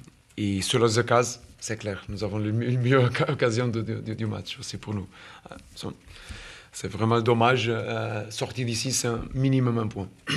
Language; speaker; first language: French; non-native, fluent; Portuguese